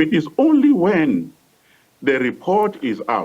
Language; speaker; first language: English; non-native, local second language; Swati